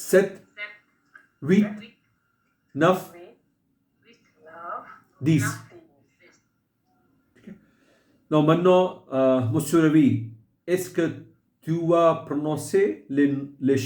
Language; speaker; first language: French; non-native, fluent; Hindi